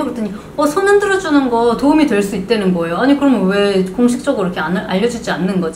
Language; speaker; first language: Korean; early bilingual, heritage; Korean